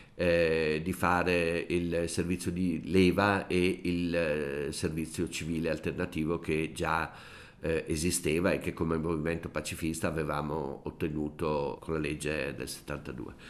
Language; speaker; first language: Italian; native; Italian